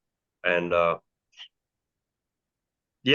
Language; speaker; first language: English; native; English